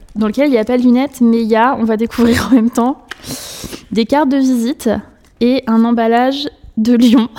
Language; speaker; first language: French; native; French